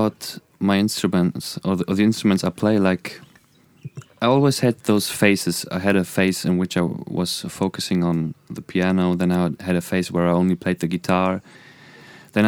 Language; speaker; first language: English; non-native, fluent; German